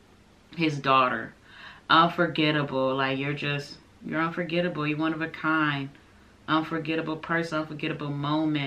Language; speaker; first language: English; native; English